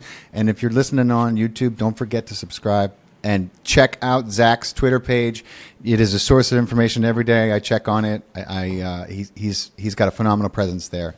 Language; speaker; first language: English; native; English